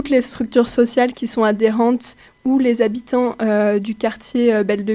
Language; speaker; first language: French; native; French